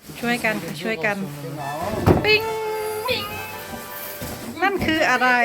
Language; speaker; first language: Thai; native; Thai